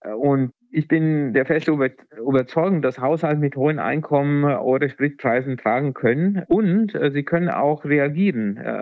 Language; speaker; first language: German; non-native, fluent; Italian